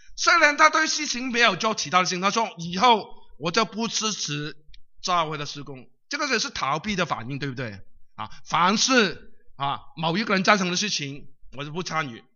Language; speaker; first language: Chinese; non-native, local second language; Cantonese